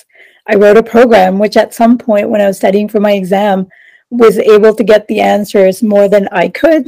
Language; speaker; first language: English; non-native, local second language; Sinhala